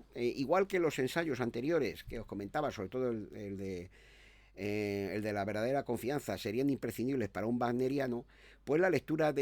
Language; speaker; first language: Spanish; native; Spanish